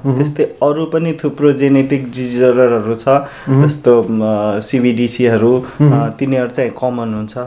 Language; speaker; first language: Nepali; non-native, local second language; Maithili